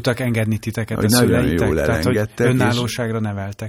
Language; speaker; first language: Hungarian; native; Hungarian